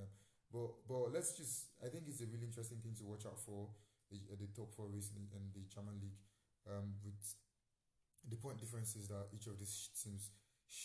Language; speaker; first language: English; non-native, local second language; Yoruba